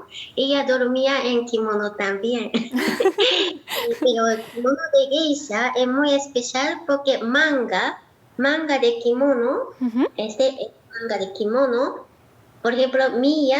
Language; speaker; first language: Spanish; non-native, learner; Japanese